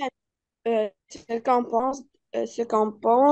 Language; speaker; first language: French; non-native, learner; Arabic